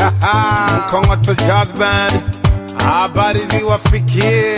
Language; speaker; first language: Swahili; native; Swahili